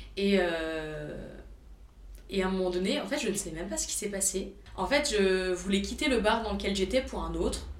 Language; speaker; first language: French; early bilingual, other home language; Romanian